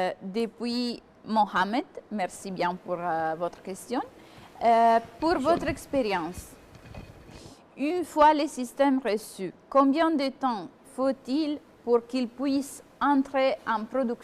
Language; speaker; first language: French; non-native, fluent; Italian